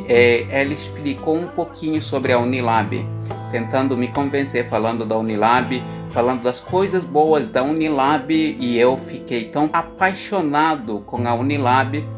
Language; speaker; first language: Portuguese; non-native, local second language; Upper Guinea Crioulo